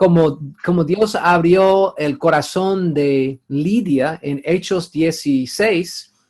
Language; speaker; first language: Spanish; non-native, fluent; English